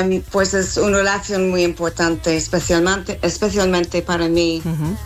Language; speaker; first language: Spanish; non-native, fluent; English